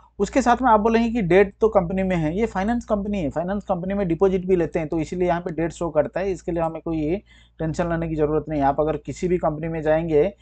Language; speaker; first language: Hindi; native; Hindi